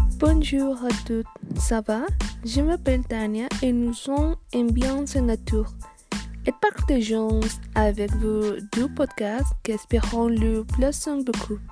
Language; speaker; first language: French; non-native, learner; Spanish